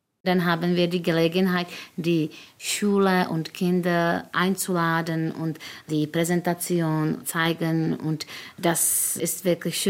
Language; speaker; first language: German; non-native, fluent; Czech